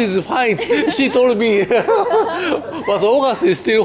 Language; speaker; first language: English; non-native, learner; Japanese